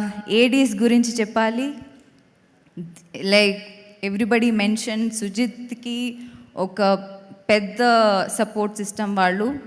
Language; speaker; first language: Telugu; non-native, learner; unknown